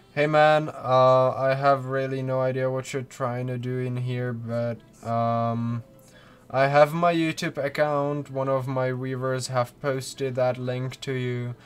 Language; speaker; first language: English; non-native, fluent; Czech